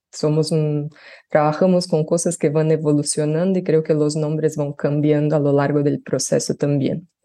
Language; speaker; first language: Spanish; non-native, fluent; Portuguese